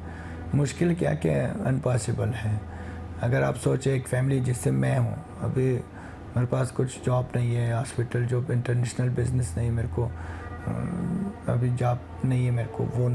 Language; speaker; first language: Hindi; non-native, fluent; Persian